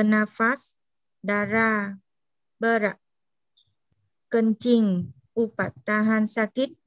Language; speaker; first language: Indonesian; non-native, learner; Vietnamese